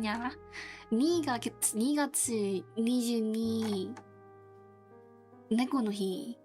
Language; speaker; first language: Japanese; non-native, learner; Korean